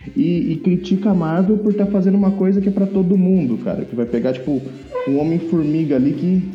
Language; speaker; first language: Portuguese; native; Portuguese